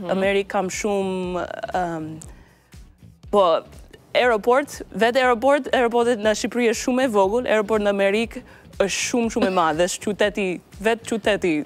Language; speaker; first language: Albanian; non-native, learner; English